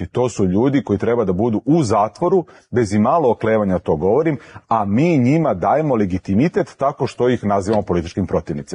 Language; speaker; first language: Serbian; native; Serbian